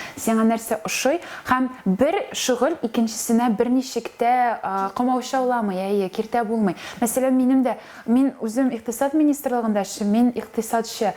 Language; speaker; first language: Tatar; native; Tatar